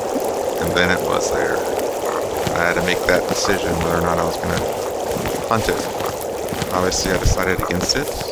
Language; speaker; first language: English; native; English